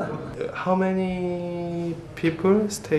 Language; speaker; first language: English; non-native, learner; Korean